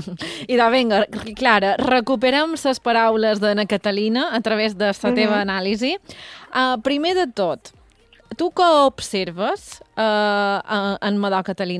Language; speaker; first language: Catalan; native; Catalan